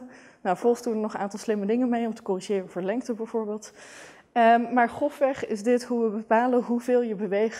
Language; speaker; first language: Dutch; native; Dutch